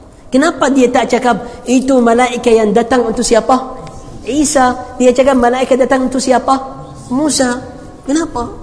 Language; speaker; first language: Indonesian; non-native, learner; Arabic